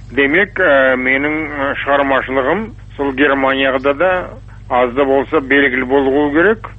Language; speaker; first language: Kazakh; non-native, local second language; German